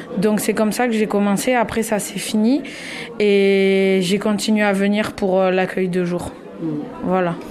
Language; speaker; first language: French; native; French